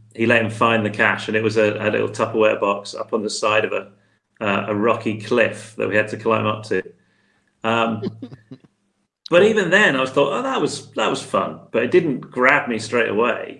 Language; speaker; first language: English; native; English